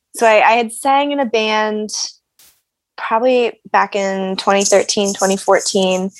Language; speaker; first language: English; native; English